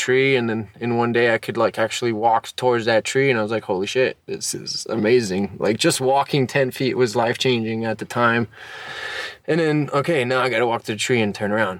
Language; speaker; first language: English; early bilingual, other home language; French